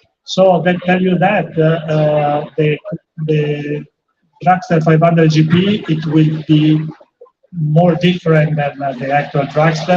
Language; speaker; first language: English; non-native, fluent; Italian